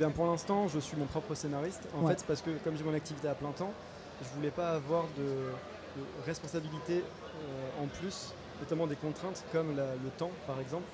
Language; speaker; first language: French; native; French